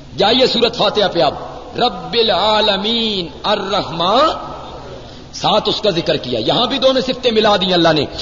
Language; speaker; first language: Urdu; non-native, local second language; Punjabi